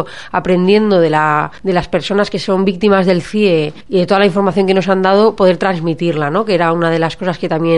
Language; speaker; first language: Spanish; native; Spanish